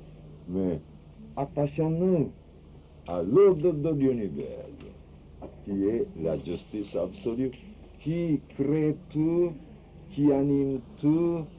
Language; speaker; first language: French; non-native, fluent; Japanese